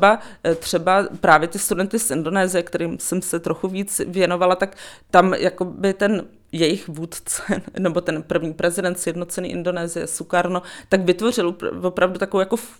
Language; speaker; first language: Czech; native; Czech